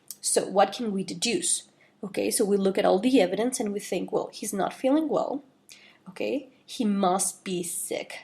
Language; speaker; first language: English; non-native, fluent; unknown